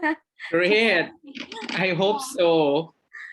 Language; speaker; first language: English; non-native, fluent; Thai